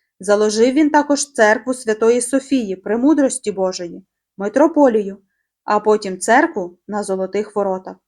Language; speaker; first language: Ukrainian; native; Ukrainian